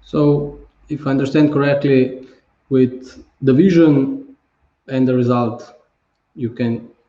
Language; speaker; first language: English; non-native, fluent; Slovenian